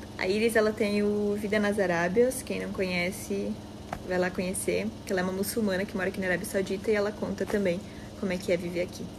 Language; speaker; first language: Portuguese; native; Portuguese